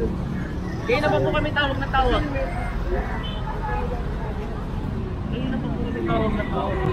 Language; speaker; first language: Filipino; native; Filipino